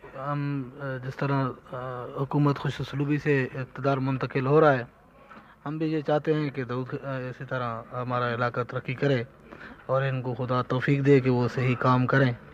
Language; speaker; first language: Urdu; non-native, local second language; Punjabi